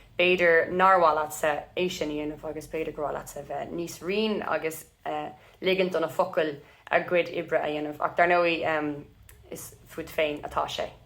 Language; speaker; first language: Irish; non-native, local second language; English